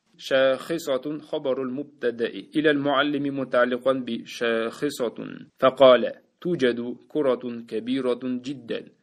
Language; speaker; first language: Arabic; non-native, fluent; Uzbek